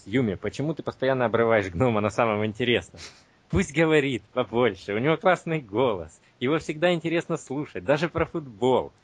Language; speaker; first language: Russian; native; Russian